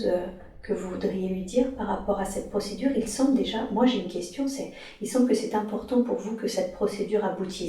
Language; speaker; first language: French; native; French